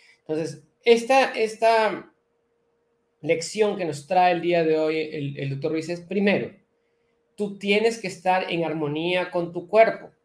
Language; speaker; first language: Spanish; native; Spanish